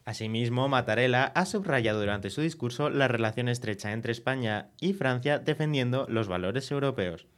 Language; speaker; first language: Spanish; native; Spanish